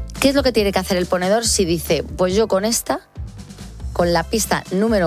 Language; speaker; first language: Spanish; native; Spanish